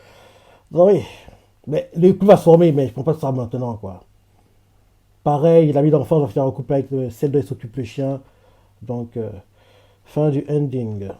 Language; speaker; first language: French; native; French